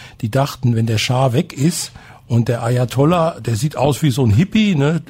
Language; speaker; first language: German; non-native, fluent; Persian